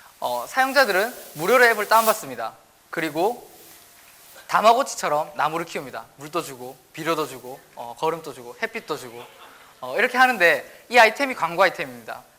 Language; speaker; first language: Korean; native; Korean